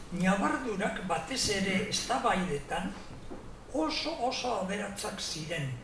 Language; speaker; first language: Basque; non-native, local second language; Spanish